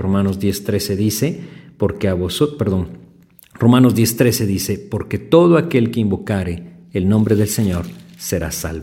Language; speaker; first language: Spanish; native; Spanish